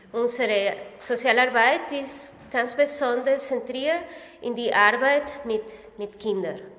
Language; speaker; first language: German; non-native, fluent; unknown